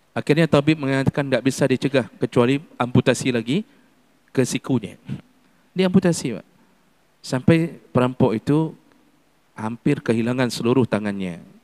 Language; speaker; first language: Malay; non-native, local second language; Achinese